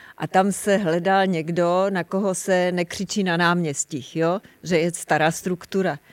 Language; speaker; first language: Czech; native; Czech